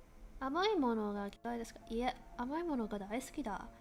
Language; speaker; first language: Japanese; non-native, learner; English